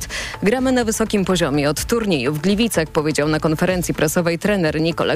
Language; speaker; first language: Polish; native; Polish